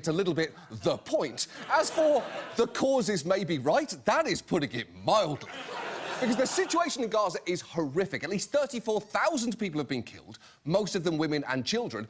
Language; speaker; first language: English; native; English